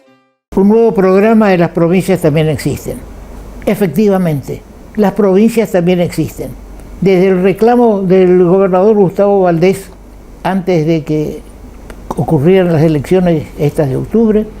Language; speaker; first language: Spanish; native; Spanish